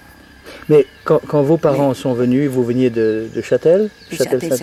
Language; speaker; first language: French; native; French